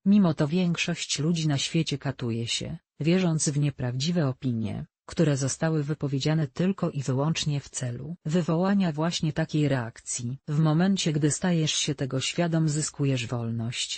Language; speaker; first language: Polish; native; Polish